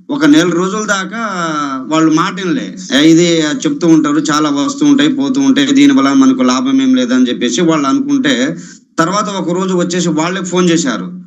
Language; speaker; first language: Telugu; non-native, local second language; Lambadi